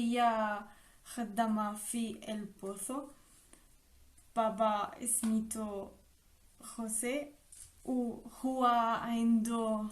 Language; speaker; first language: Arabic; non-native, learner; Spanish